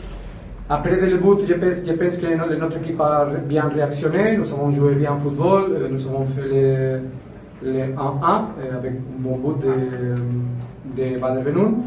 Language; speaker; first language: French; non-native, learner; Spanish